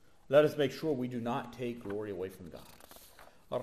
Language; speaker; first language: English; native; English